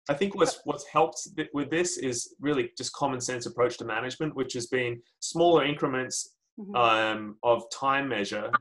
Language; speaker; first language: English; native; English